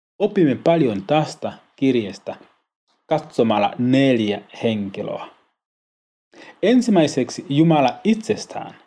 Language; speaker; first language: Finnish; non-native, learner; Swahili